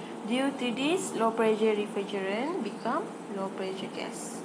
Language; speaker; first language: English; non-native, local second language; Malay